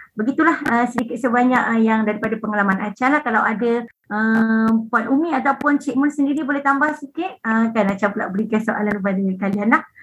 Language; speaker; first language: Malay; non-native, local second language; Western Cham